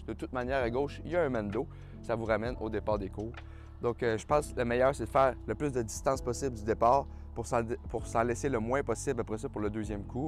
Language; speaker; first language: French; native; French